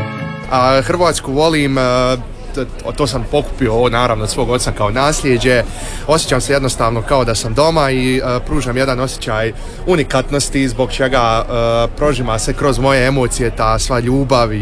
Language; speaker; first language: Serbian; early bilingual, heritage; Croatian